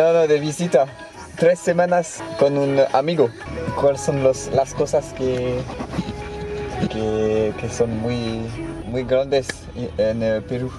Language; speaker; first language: Spanish; non-native, learner; French